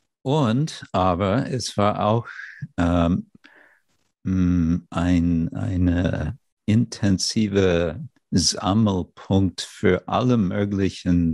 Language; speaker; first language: German; non-native, fluent; English